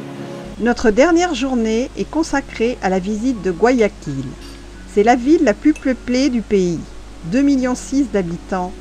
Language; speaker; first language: French; native; French